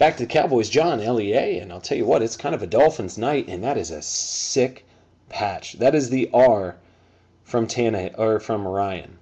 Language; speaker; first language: English; native; English